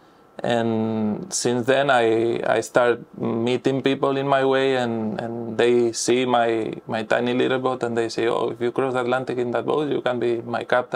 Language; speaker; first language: English; non-native, fluent; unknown